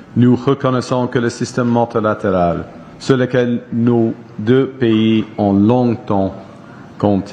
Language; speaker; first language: French; non-native, local second language; English